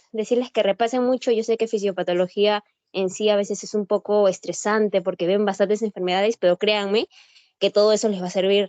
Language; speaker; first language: Spanish; native; Spanish